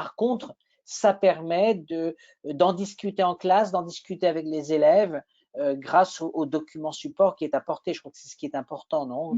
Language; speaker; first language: French; native; French